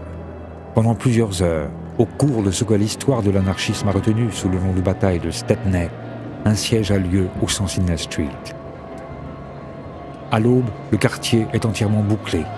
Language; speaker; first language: French; native; French